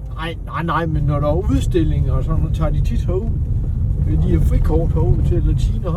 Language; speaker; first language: Danish; native; Danish